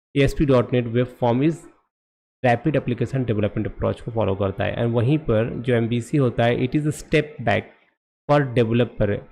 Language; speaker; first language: Hindi; native; Hindi